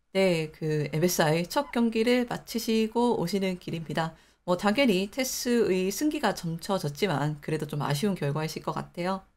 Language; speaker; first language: Korean; native; Korean